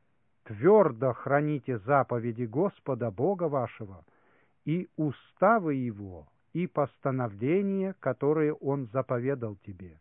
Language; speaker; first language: Russian; native; Russian